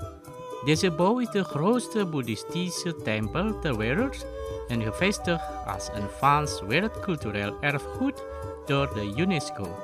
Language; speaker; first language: Dutch; non-native, fluent; Indonesian